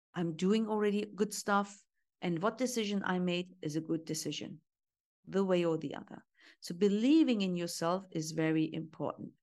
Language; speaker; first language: English; non-native, fluent; Turkish